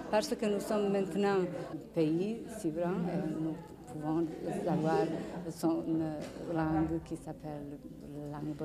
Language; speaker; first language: French; non-native, learner; Bosnian